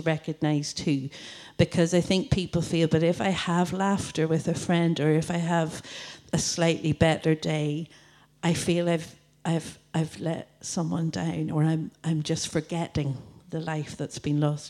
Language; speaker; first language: English; native; English